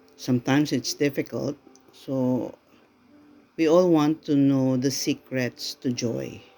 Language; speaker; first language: English; non-native, local second language; Filipino